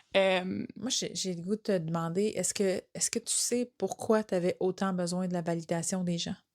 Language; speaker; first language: French; native; French